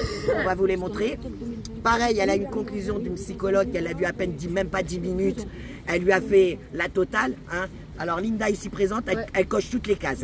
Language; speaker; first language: French; native; French